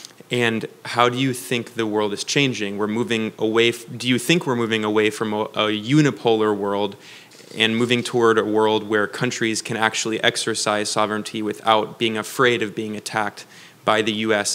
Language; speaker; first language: English; native; English